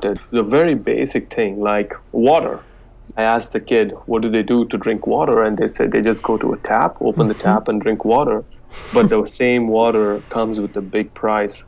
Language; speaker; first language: English; non-native, local second language; Telugu